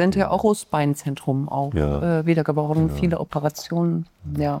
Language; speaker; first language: German; native; German